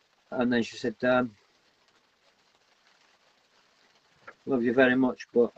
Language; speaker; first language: English; native; English